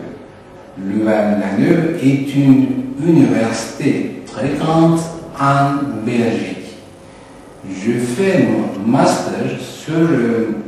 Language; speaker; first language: French; non-native, fluent; Turkish